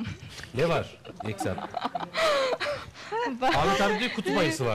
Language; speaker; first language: Turkish; native; Turkish